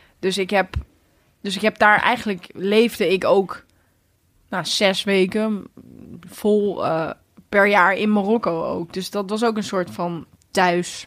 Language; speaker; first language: Dutch; native; Dutch